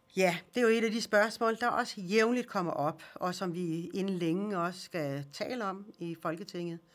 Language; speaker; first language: Danish; early bilingual, other home language; Swedish